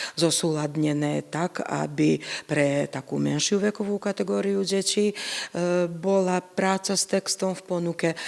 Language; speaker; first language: Slovak; native; Slovak